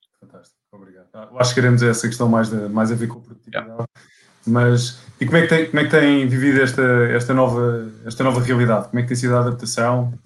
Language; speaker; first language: Portuguese; native; Portuguese